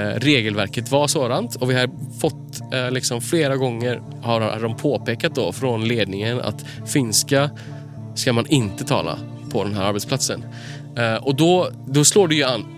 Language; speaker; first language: Swedish; early bilingual, other home language; Finnish